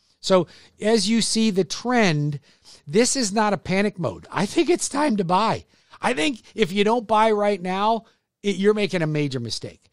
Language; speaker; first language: English; native; English